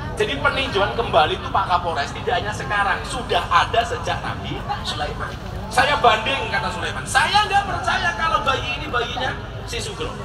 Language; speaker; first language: Indonesian; non-native, local second language; Javanese